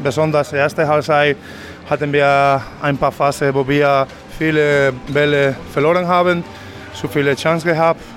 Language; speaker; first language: German; non-native, fluent; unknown